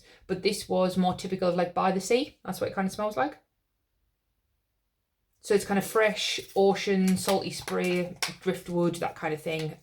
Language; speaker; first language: English; native; English